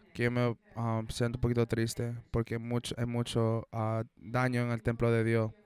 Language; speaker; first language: Spanish; non-native, fluent; English